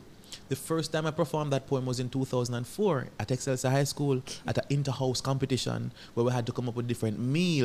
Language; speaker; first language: English; non-native, local second language; Jamaican Creole English